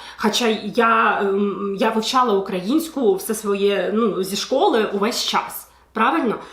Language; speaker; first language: Ukrainian; non-native, local second language; Russian